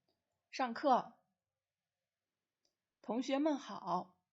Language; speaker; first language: Chinese; non-native, fluent; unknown